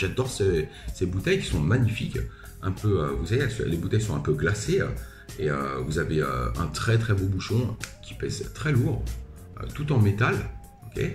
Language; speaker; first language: French; native; French